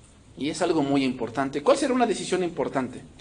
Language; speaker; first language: Spanish; native; Spanish